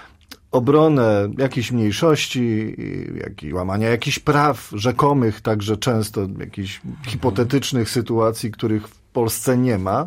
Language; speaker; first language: Polish; native; Polish